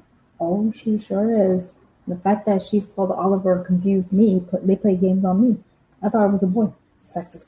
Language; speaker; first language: English; native; English